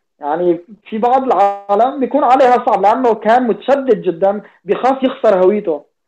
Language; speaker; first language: Arabic; non-native, local second language; Kurdish